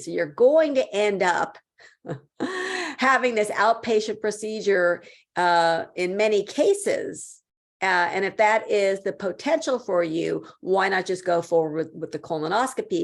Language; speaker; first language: English; native; English